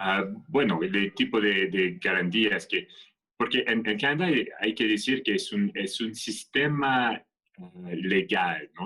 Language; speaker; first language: Spanish; non-native, fluent; French